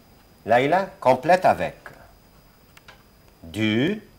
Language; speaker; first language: French; non-native, fluent; Arabic